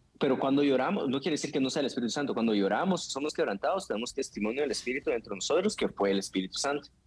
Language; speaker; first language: Spanish; native; Spanish